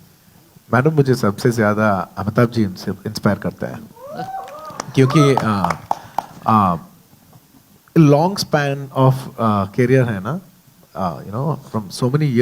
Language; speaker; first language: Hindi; non-native, local second language; Telugu